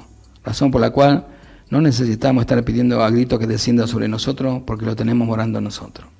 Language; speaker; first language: Spanish; native; Spanish